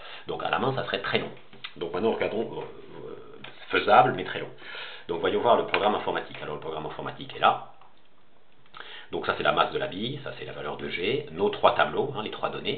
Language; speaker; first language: French; native; French